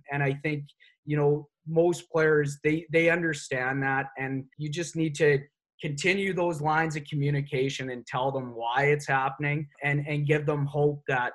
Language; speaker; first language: English; native; English